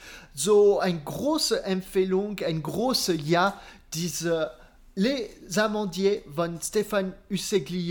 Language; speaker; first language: German; non-native, learner; French